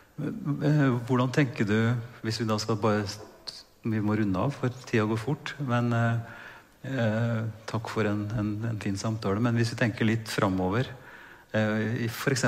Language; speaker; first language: Norwegian; native; Norwegian